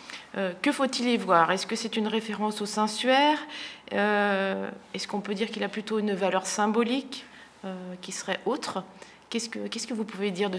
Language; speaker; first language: French; native; French